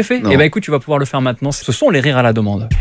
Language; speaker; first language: French; native; French